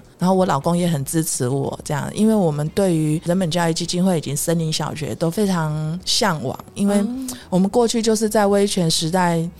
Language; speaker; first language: Chinese; native; Chinese